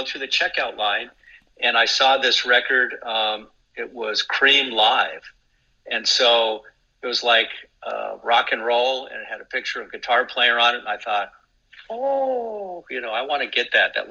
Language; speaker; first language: English; native; English